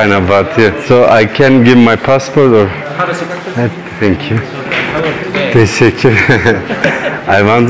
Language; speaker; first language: English; non-native, learner; Turkish